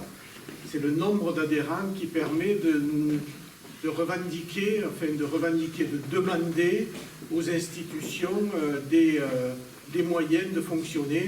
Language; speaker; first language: French; native; French